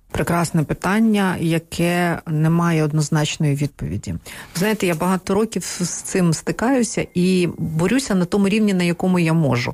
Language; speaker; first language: Ukrainian; non-native, local second language; Russian